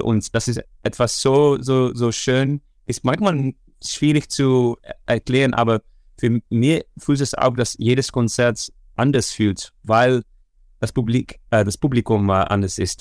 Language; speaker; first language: German; non-native, learner; Dutch